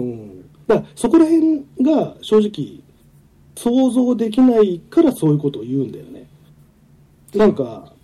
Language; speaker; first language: Japanese; native; Japanese